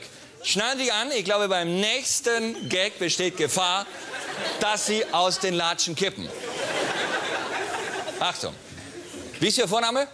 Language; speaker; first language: German; native; German